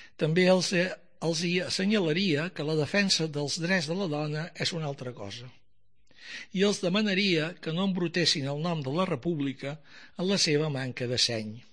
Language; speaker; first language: Catalan; native; Catalan